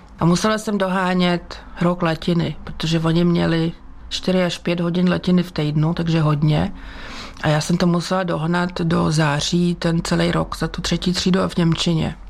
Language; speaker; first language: Czech; native; Czech